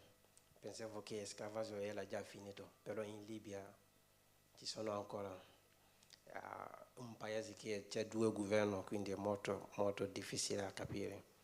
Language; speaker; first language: Italian; non-native, fluent; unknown